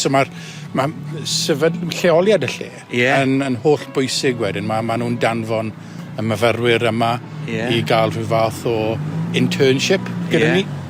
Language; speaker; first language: Welsh; native; Welsh